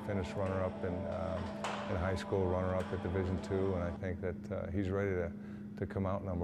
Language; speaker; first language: English; native; English